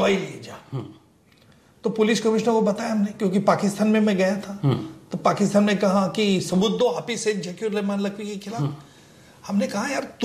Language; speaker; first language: Hindi; non-native, local second language; Marathi